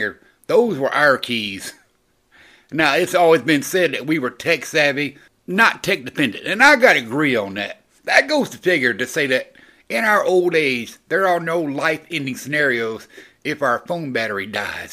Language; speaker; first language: English; native; English